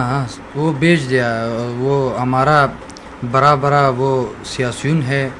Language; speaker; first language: Hindi; non-native, learner; Persian